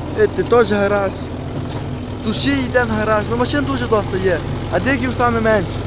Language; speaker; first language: Ukrainian; native; Ukrainian